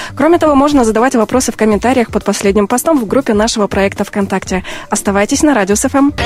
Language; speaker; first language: Russian; native; Russian